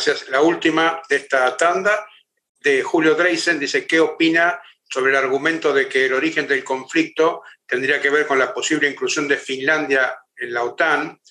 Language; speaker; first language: Spanish; native; Spanish